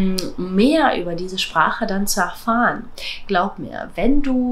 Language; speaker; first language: German; non-native, fluent; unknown